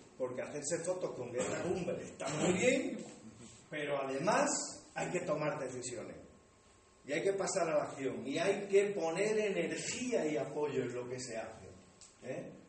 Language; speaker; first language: Spanish; native; Spanish